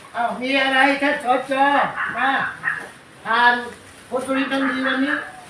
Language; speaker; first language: Thai; non-native, local second language; Northern Khmer